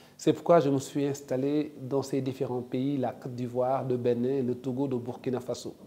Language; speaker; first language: French; non-native, local second language; Wolof